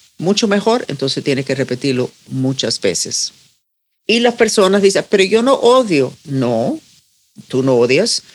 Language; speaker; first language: Spanish; non-native, fluent; English